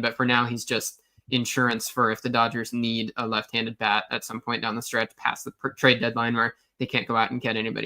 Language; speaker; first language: English; native; English